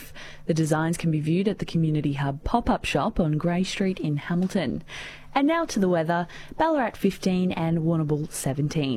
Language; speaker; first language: English; native; English